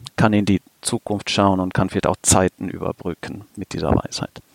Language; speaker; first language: German; native; German